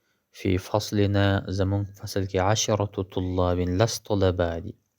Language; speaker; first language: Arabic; non-native, fluent; Pashto